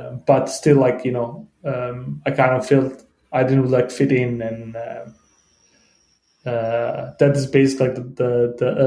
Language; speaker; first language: English; non-native, fluent; Bosnian